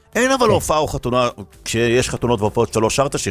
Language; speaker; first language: Hebrew; native; Hebrew